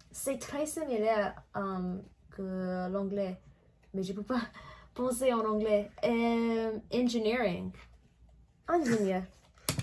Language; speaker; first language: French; non-native, learner; English